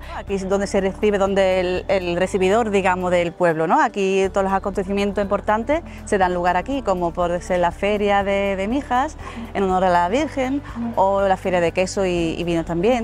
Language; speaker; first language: Spanish; native; Spanish